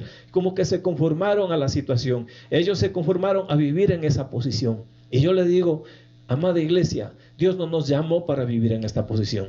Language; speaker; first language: Spanish; native; Spanish